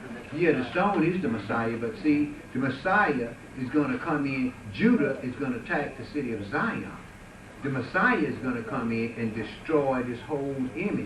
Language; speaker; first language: English; native; English